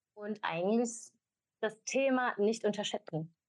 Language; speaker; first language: German; early bilingual, other home language; Albanian